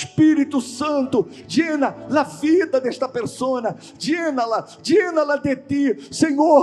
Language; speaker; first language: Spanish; non-native, learner; Portuguese